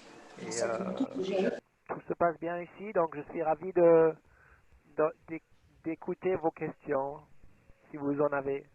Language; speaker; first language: French; non-native, fluent; German